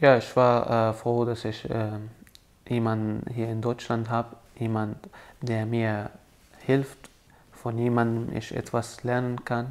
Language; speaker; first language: German; non-native, fluent; Arabic